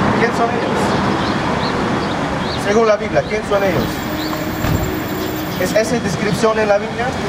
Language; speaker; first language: Spanish; non-native, fluent; English